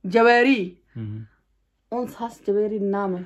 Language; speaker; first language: German; non-native, learner; Somali